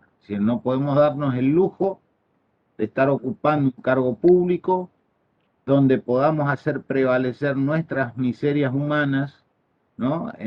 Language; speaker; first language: Spanish; native; Spanish